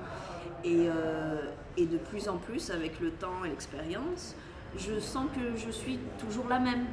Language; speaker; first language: French; native; French